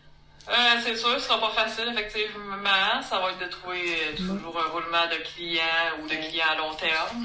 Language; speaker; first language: French; native; French